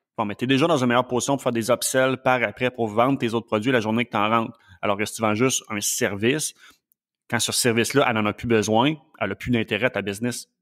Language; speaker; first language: French; native; French